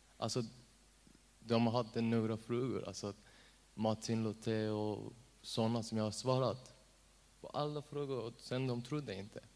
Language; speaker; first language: Swedish; non-native, learner; Persian